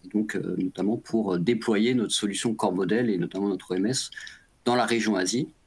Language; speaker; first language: French; native; French